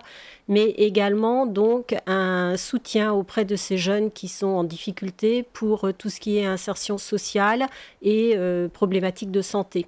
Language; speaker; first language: French; native; French